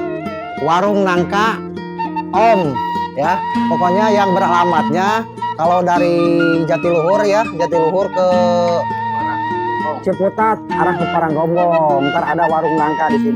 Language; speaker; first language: Indonesian; non-native, local second language; Sundanese